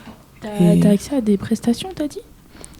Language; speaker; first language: French; native; French